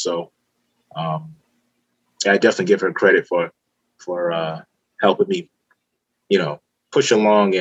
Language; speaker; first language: English; native; English